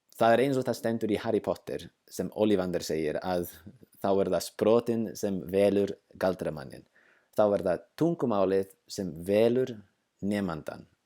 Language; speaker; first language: Icelandic; non-native, fluent; English